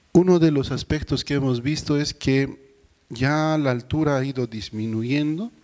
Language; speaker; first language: Spanish; native; Spanish